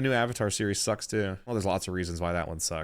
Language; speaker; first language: English; native; English